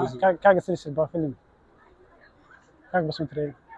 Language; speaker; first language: Russian; non-native, learner; Somali